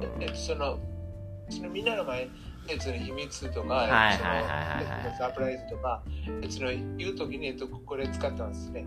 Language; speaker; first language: Japanese; non-native, learner; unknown